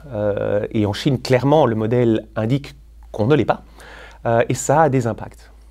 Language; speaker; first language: French; native; French